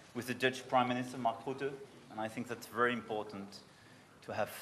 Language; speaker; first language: English; non-native, fluent; French